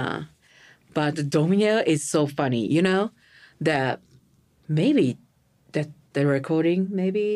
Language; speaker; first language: English; non-native, learner; Japanese